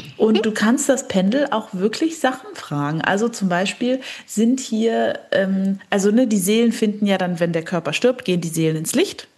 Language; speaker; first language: German; early bilingual, other home language; French